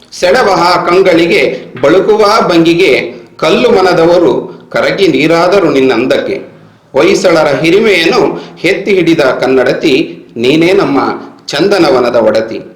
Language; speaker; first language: Kannada; native; Kannada